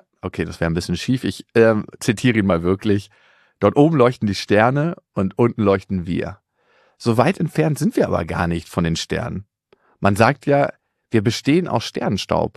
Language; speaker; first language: German; native; German